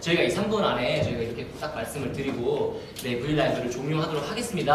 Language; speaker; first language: Korean; native; Korean